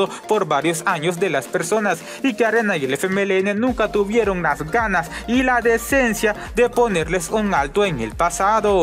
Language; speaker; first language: Spanish; native; Spanish